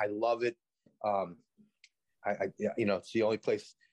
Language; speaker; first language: English; native; English